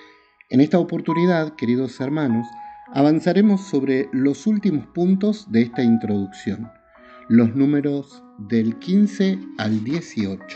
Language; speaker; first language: Spanish; native; Spanish